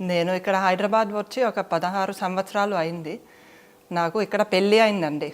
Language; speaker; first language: Telugu; non-native, fluent; Finnish